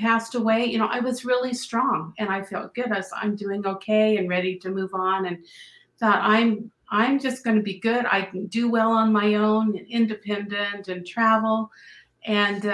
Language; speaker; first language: English; native; English